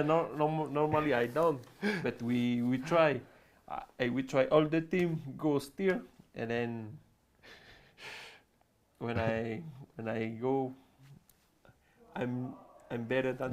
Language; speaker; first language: English; non-native, learner; French